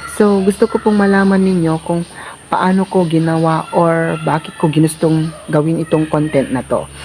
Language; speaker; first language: Filipino; non-native, local second language; Iloko